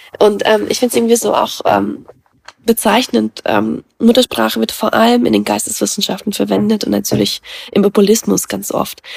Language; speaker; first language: German; early bilingual, other home language; Russian